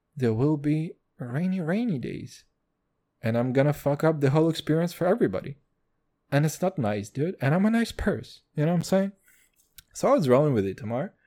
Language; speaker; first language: English; non-native, fluent; Kazakh